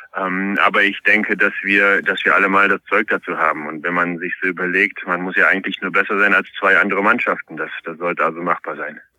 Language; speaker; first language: German; non-native, fluent; Polish